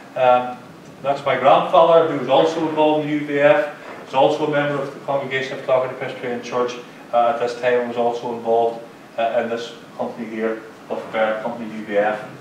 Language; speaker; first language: English; native; English